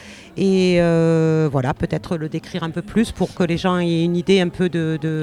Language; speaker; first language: French; native; French